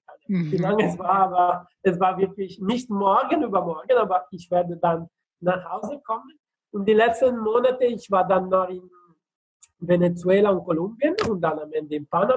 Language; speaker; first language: German; non-native, fluent; Italian